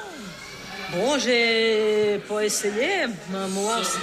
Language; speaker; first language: French; non-native, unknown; Portuguese